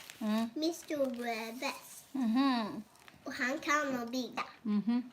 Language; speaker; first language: Swedish; early bilingual, other home language; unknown